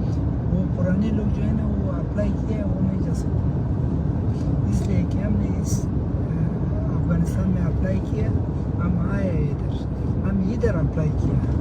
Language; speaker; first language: Hindi; non-native, learner; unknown